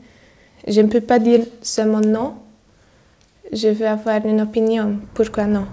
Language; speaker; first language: French; non-native, learner; Hungarian